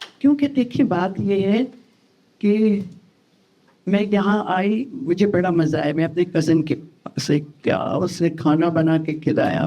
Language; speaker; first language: Urdu; native; Urdu